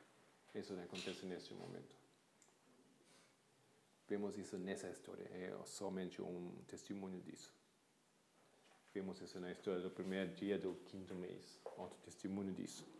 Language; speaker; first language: Portuguese; non-native, fluent; Spanish